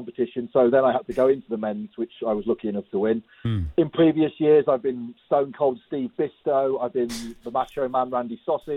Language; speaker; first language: English; native; English